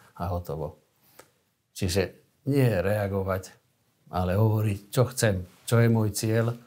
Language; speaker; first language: Slovak; native; Slovak